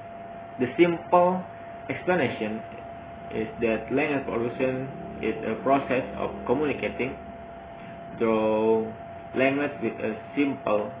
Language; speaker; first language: English; non-native, learner; Indonesian